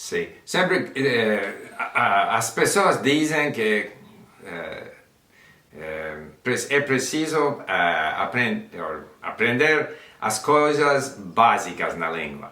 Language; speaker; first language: Portuguese; non-native, learner; English